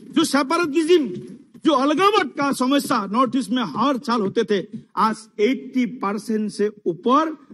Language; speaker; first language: Hindi; non-native, local second language; Assamese